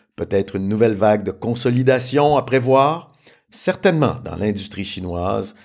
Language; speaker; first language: French; native; French